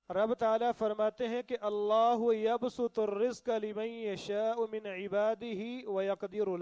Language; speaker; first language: Urdu; non-native, local second language; Punjabi